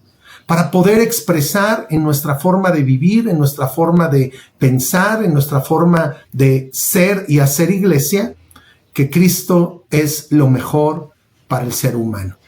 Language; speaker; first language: Spanish; native; Spanish